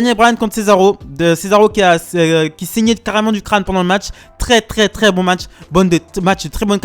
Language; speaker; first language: French; native; French